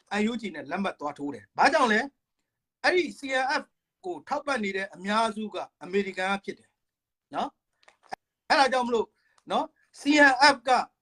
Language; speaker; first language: Burmese; non-native, local second language; Hakha Chin